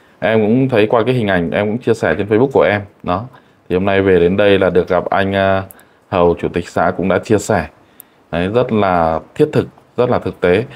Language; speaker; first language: Vietnamese; non-native, local second language; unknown